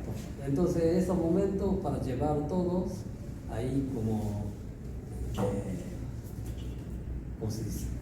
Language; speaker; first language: Spanish; non-native, learner; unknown